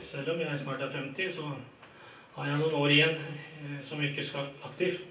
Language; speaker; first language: Norwegian; early bilingual, other home language; Urdu